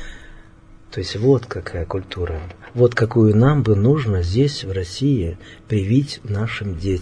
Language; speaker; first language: Russian; native; Russian